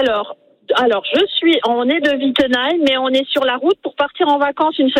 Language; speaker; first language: French; native; French